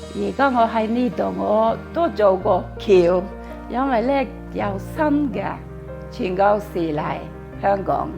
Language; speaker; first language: Cantonese; non-native, fluent; Norwegian